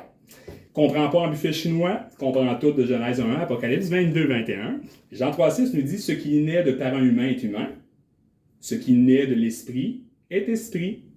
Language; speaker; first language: French; native; French